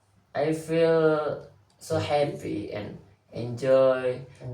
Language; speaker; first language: English; non-native, learner; Indonesian